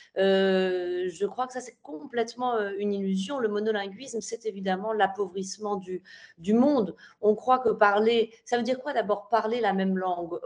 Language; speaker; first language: French; native; French